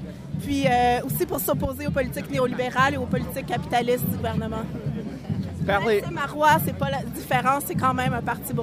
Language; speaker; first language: French; native; French